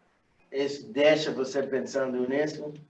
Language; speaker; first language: Portuguese; non-native, learner; English